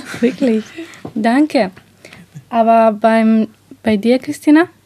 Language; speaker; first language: German; non-native, learner; Romanian